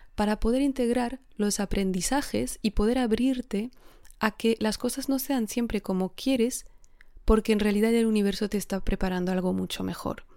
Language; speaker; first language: Spanish; non-native, fluent; French